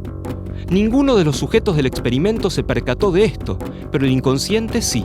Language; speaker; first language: Spanish; native; Spanish